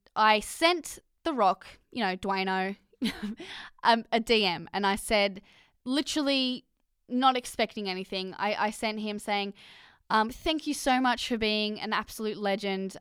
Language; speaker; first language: English; native; English